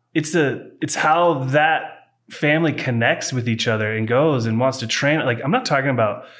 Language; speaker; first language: English; native; English